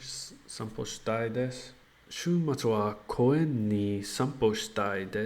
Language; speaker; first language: Japanese; non-native, learner; English